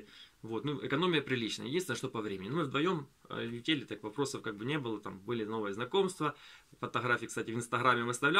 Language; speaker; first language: Russian; native; Russian